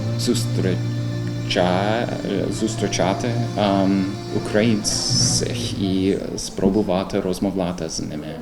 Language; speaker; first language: Ukrainian; non-native, learner; English